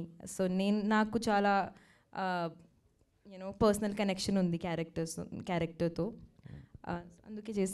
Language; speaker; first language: Telugu; non-native, fluent; Hindi